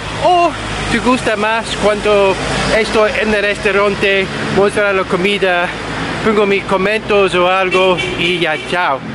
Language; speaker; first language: Spanish; non-native, learner; English